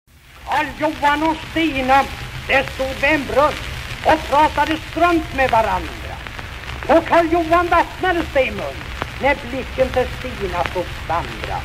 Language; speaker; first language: Swedish; native; Swedish